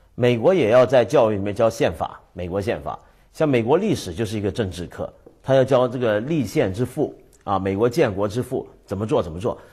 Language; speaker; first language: Chinese; native; Chinese